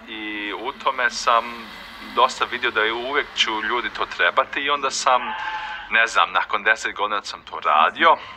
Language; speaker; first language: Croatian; early bilingual, heritage; Croatian